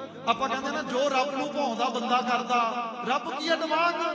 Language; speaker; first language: Punjabi; early bilingual, other home language; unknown